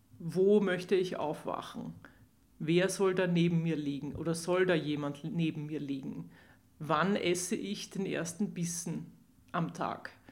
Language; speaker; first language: German; native; German